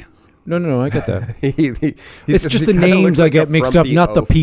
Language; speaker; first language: English; native; English